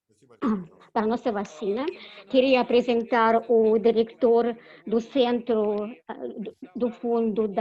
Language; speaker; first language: Portuguese; non-native, fluent; Russian